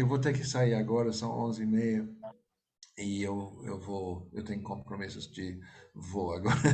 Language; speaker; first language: Portuguese; non-native, fluent; English